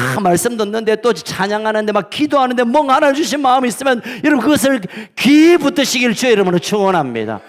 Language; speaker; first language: Korean; native; Korean